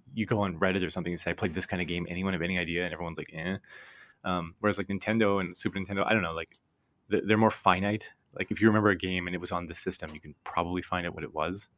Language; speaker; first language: English; native; English